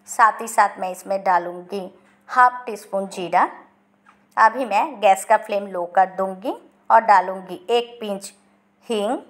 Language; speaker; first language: Hindi; non-native, local second language; Bangla